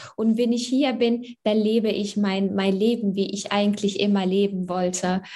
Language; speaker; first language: German; early bilingual, other home language; Arabic